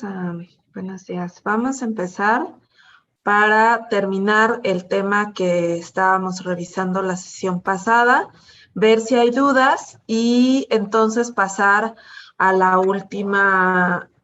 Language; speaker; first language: Spanish; native; Spanish